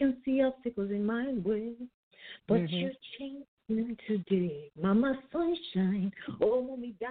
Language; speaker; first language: English; non-native, local second language; Yoruba